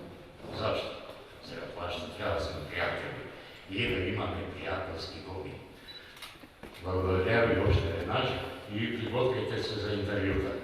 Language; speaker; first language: Bulgarian; non-native, local second language; Serbian